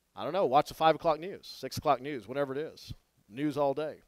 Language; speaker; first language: English; native; English